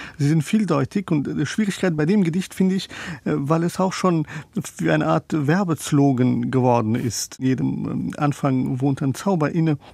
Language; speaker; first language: German; non-native, fluent; Persian